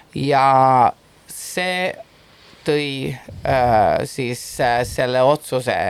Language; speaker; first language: Estonian; non-native, fluent; Italian